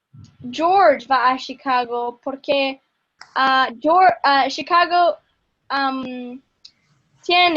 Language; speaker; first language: Spanish; non-native, learner; English